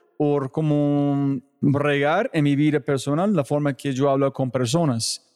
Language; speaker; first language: Spanish; non-native, learner; English